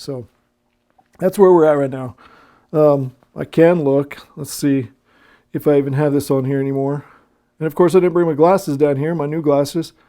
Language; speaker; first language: English; native; English